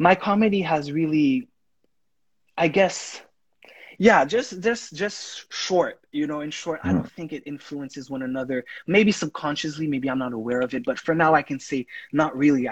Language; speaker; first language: English; non-native, fluent; Haitian Creole